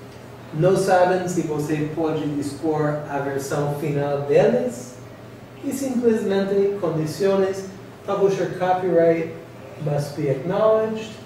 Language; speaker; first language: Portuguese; non-native, fluent; English